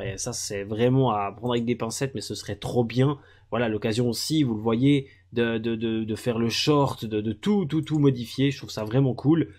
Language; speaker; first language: French; native; French